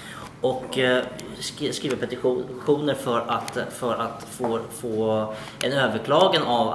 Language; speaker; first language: Swedish; native; Swedish